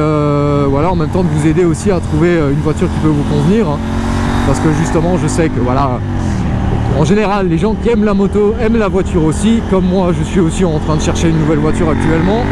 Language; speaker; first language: French; native; French